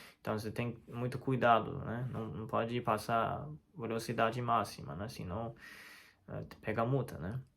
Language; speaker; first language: Portuguese; non-native, fluent; Chinese